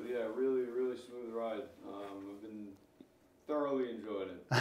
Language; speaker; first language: English; native; English